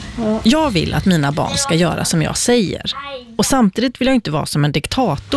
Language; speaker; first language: Swedish; native; Swedish